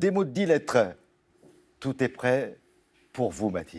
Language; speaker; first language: French; native; French